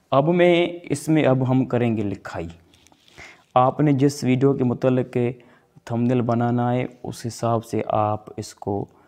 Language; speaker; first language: Urdu; non-native, local second language; Sindhi